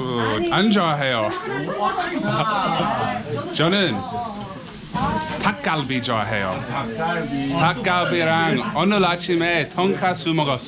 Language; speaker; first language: Korean; non-native, learner; English